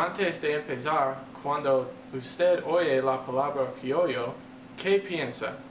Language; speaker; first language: Spanish; non-native, learner; English